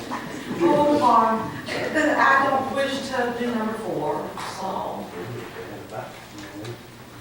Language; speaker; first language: English; native; English